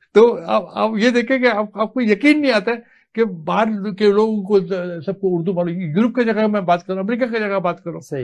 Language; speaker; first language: Urdu; native; Urdu